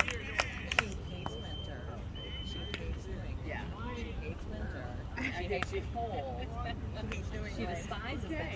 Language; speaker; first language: English; native; English